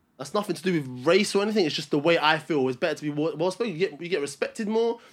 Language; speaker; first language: English; early bilingual, other home language; Albanian